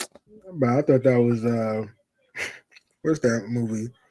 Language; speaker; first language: English; native; English